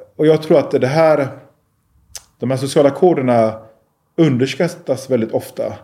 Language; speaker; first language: Swedish; early bilingual, other home language; Persian